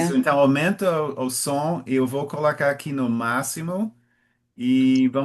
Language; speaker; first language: Portuguese; non-native, fluent; English